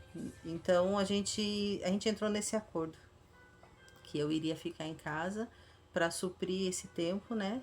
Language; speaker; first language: Portuguese; native; Portuguese